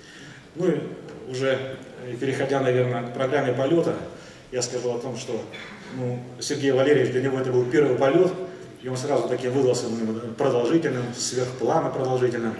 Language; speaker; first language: Russian; native; Russian